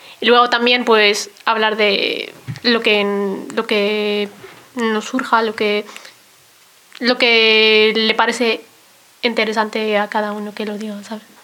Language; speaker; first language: Spanish; early bilingual, other home language; Arabic